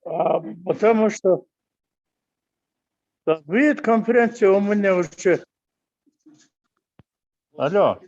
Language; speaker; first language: Russian; non-native, fluent; Mongolian